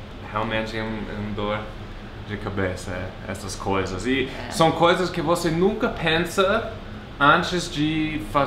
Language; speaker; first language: Portuguese; non-native, fluent; English